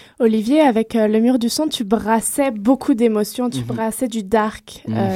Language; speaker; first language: French; native; French